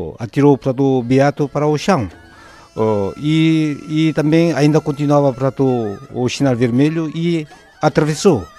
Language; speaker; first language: Portuguese; non-native, fluent; Korean